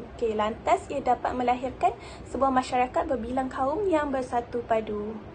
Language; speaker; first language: Malay; native; Malay